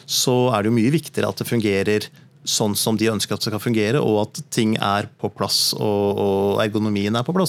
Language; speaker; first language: Norwegian; native; Norwegian